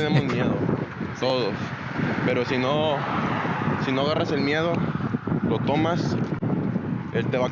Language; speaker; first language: Spanish; native; Spanish